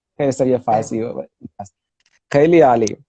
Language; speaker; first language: Persian; non-native, learner; Hindi